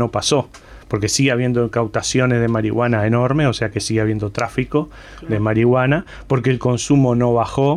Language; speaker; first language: Spanish; native; Spanish